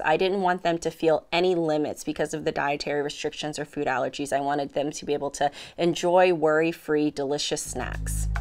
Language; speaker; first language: English; native; English